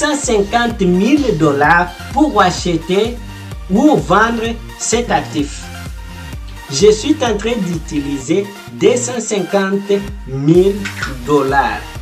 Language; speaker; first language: French; non-native, fluent; Portuguese